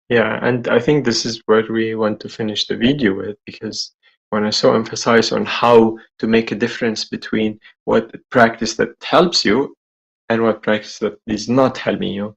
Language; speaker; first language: English; non-native, fluent; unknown